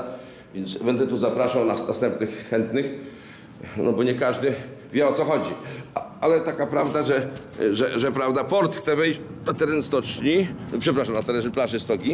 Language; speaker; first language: Polish; native; Polish